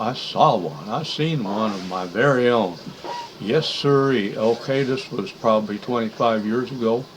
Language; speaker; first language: English; native; English